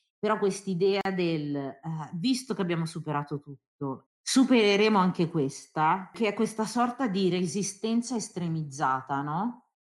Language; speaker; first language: Italian; early bilingual, other home language; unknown